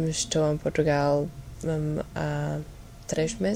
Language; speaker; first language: Portuguese; non-native, learner; Slovak